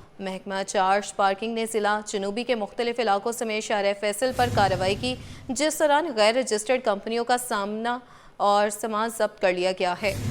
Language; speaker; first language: Urdu; native; Urdu